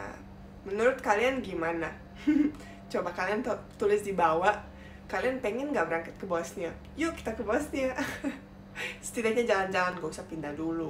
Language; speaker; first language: Indonesian; non-native, fluent; Bosnian